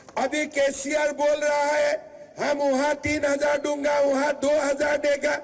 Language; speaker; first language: Hindi; non-native, local second language; Assamese